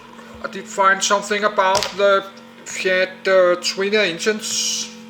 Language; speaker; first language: English; non-native, learner; Danish